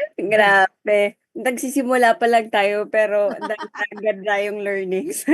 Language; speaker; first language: Filipino; native; Filipino